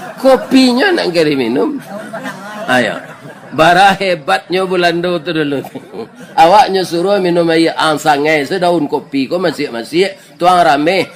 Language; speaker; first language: Malay; non-native, local second language; Minangkabau